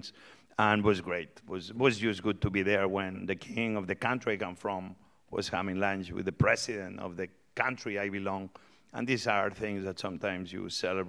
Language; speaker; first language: English; non-native, fluent; Spanish